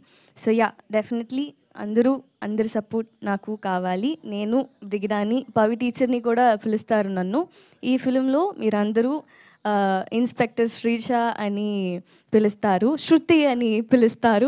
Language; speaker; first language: Telugu; non-native, learner; Tamil